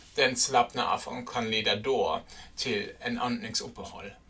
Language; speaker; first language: Swedish; non-native, fluent; German